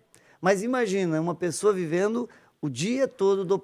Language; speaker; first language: Portuguese; native; Portuguese